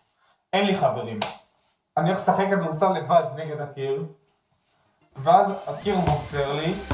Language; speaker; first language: Hebrew; native; Hebrew